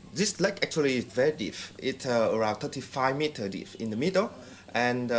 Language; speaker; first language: English; non-native, fluent; Vietnamese